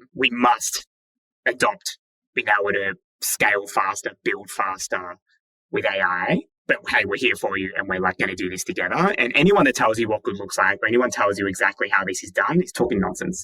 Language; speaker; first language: English; native; English